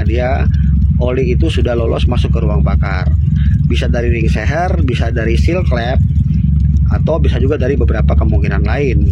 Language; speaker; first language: Indonesian; native; Indonesian